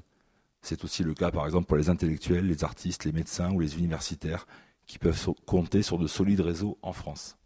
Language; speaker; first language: French; native; French